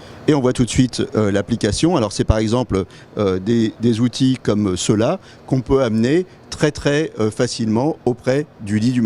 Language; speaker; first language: French; native; French